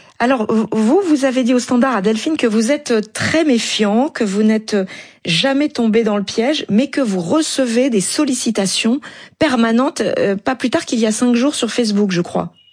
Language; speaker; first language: French; native; French